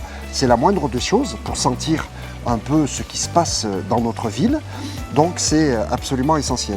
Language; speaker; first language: French; native; French